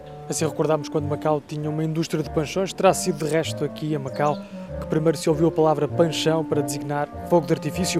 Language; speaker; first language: Portuguese; native; Portuguese